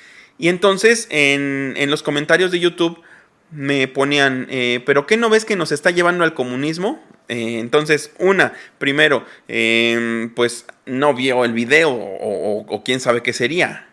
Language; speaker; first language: Spanish; native; Spanish